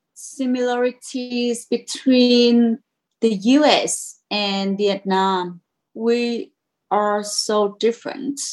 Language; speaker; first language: English; non-native, learner; Vietnamese